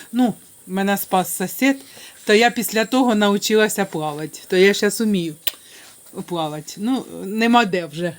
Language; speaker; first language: Ukrainian; native; Ukrainian